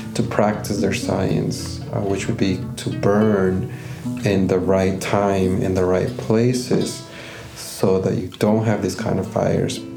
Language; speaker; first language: English; early bilingual, other home language; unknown